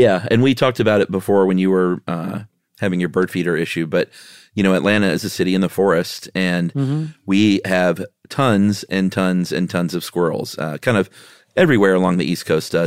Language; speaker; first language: English; native; English